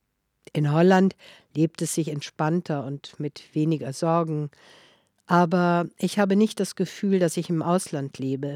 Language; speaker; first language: German; non-native, fluent; Dutch